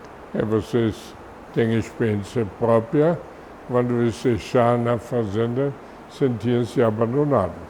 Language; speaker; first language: Portuguese; non-native, fluent; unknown